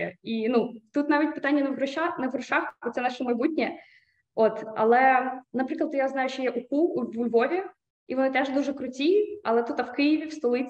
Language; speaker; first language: Ukrainian; native; Ukrainian